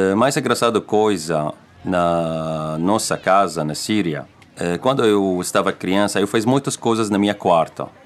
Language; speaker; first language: Portuguese; non-native, learner; Arabic